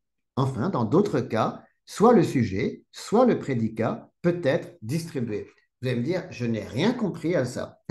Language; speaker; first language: French; native; French